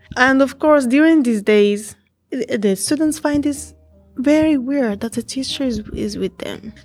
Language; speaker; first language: English; non-native, fluent; Arabic